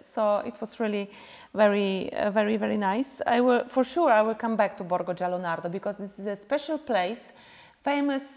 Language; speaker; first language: English; non-native, fluent; Polish